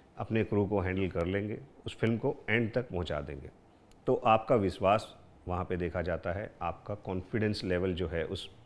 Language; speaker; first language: Hindi; native; Hindi